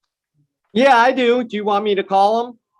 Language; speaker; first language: English; native; English